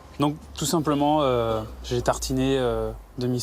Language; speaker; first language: French; native; French